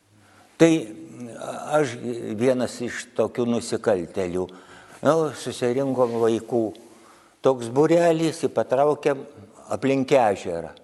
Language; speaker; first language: Lithuanian; native; Lithuanian